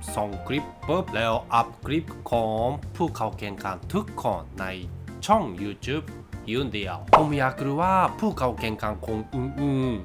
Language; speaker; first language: Thai; non-native, learner; Japanese